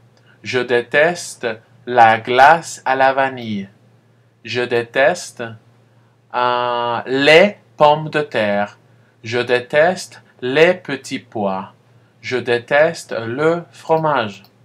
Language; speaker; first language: French; non-native, fluent; Spanish